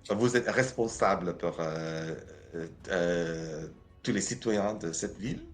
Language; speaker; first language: French; non-native, learner; English